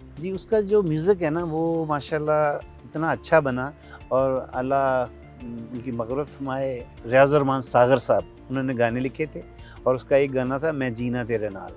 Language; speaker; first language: Urdu; non-native, local second language; Punjabi